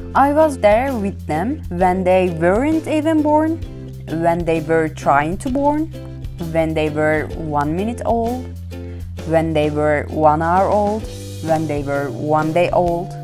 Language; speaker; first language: English; non-native, fluent; Turkish